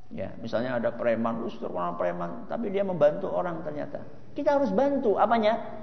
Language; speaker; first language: Indonesian; non-native, local second language; Javanese